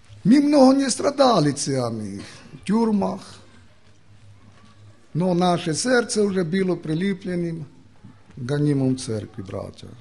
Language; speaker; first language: Ukrainian; non-native, local second language; Romany